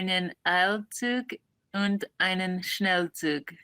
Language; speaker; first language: German; non-native, learner; English